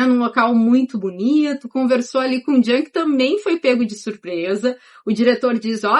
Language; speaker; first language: Portuguese; native; Portuguese